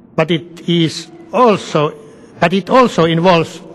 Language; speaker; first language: English; non-native, fluent; Finnish